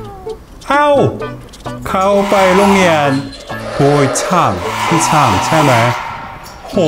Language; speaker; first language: Thai; non-native, learner; Korean